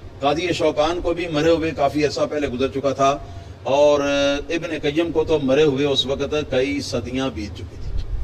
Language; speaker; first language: Urdu; non-native, local second language; Punjabi